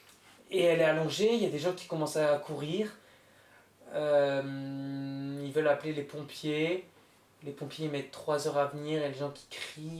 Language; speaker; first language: French; native; French